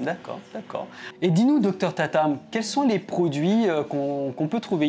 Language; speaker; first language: French; native; French